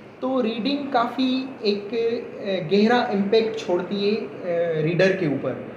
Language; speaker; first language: Urdu; non-native, local second language; Sindhi